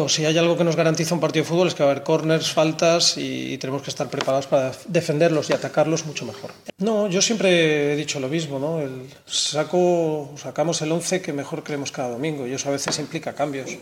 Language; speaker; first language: Spanish; native; Spanish